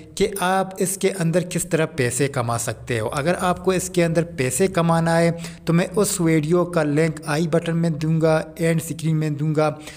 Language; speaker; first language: Urdu; non-native, local second language; Baluchi